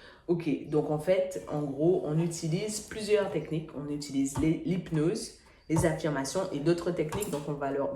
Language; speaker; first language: French; native; French